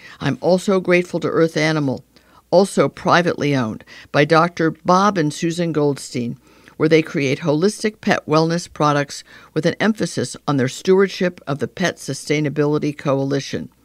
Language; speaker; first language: English; native; English